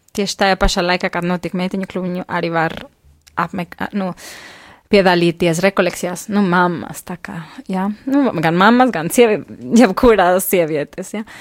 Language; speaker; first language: Latvian; non-native, fluent; Spanish